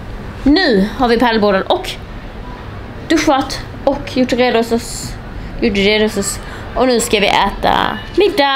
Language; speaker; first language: Swedish; native; Swedish